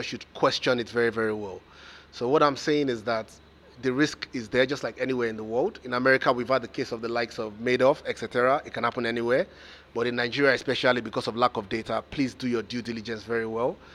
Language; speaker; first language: English; non-native, local second language; Yoruba